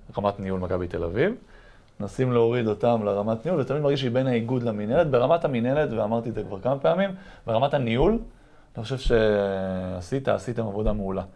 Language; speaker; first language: Hebrew; native; Hebrew